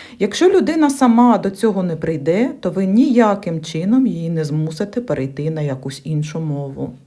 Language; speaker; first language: Ukrainian; non-native, local second language; Russian